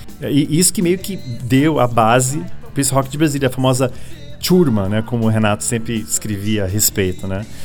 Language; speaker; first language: Portuguese; early bilingual, other home language; English